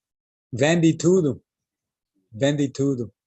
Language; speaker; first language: Portuguese; non-native, learner; English